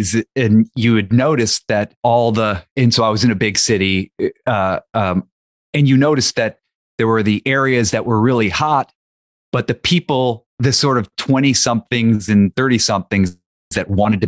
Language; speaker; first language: English; native; English